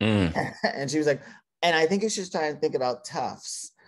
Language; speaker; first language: English; native; English